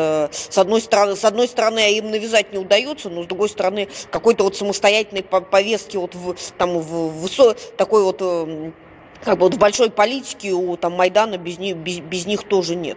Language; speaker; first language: Russian; native; Russian